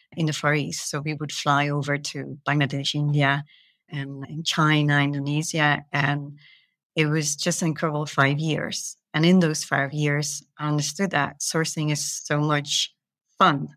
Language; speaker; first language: English; non-native, fluent; Dutch